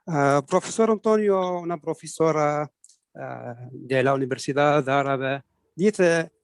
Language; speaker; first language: Spanish; non-native, learner; Arabic